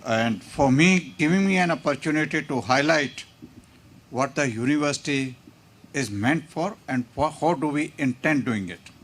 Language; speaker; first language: English; non-native, local second language; Punjabi